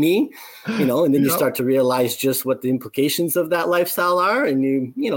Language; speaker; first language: English; native; English